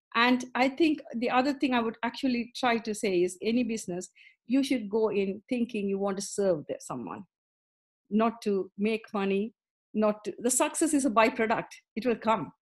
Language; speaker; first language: English; non-native, local second language; Tamil